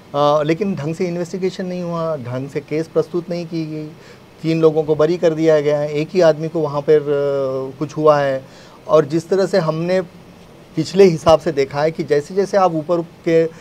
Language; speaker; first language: Hindi; native; Hindi